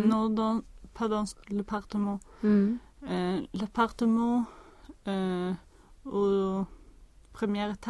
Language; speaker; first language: French; non-native, learner; Swedish